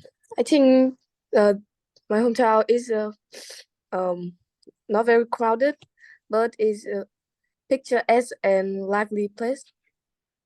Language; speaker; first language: English; non-native, learner; Vietnamese